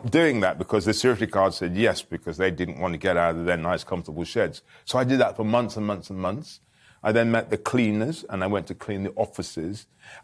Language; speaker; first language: English; native; English